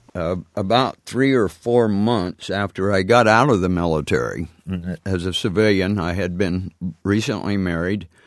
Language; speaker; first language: English; native; English